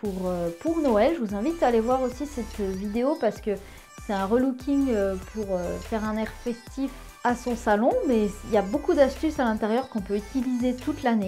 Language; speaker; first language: French; native; French